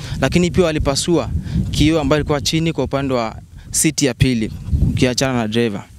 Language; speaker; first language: Swahili; non-native, local second language; Masai